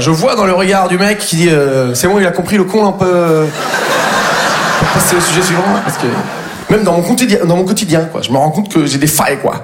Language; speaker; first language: French; native; French